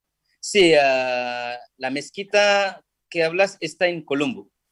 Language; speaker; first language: Spanish; non-native, fluent; Sinhala